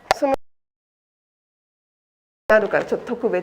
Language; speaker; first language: Japanese; native; Japanese